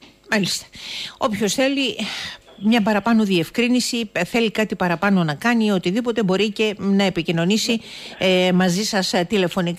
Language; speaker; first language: Greek; native; Greek